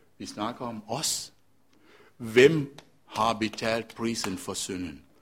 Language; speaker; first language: Danish; non-native, fluent; Sinhala